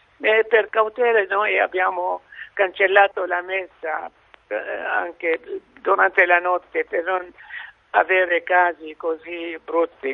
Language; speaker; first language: Italian; non-native, fluent; Arabic